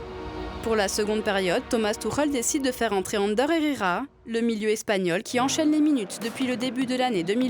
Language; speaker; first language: French; native; French